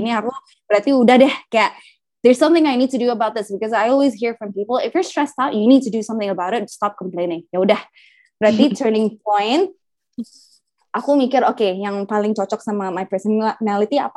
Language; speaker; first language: English; early bilingual, other home language; Indonesian